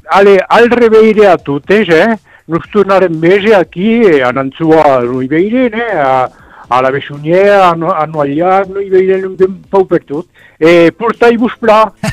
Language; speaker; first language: French; native; French